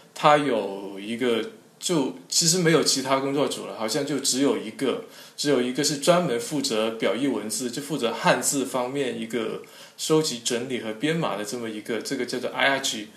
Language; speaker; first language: Chinese; non-native, local second language; Cantonese